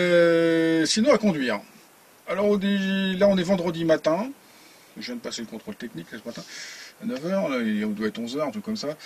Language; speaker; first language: French; native; French